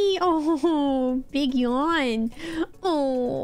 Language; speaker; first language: English; native; English